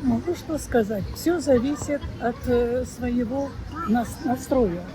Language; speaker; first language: Russian; native; Russian